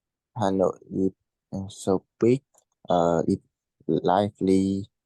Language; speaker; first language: English; non-native, learner; Vietnamese